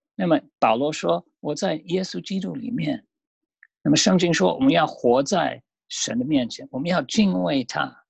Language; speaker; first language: Chinese; non-native, fluent; English